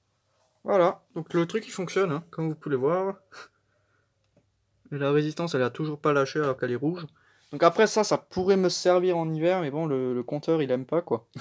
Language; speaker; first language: French; native; French